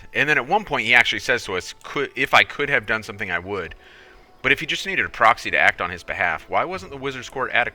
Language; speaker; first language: English; native; English